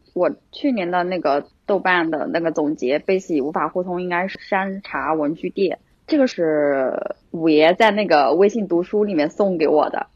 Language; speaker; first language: Chinese; native; Chinese